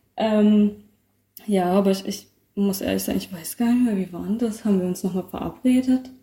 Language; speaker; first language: German; native; German